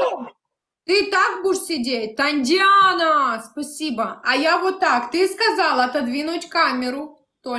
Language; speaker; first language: Russian; native; Russian